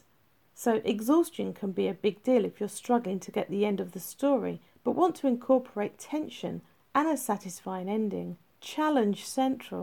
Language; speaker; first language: English; native; English